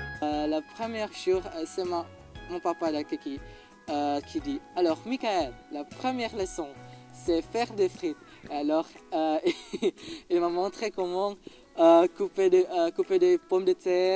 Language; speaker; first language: French; non-native, learner; Indonesian